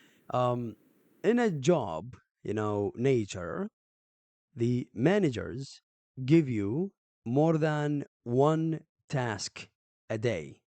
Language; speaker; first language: English; non-native, fluent; Arabic